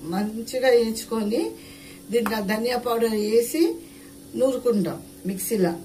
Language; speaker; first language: Telugu; non-native, local second language; Urdu